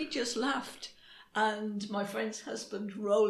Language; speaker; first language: English; native; English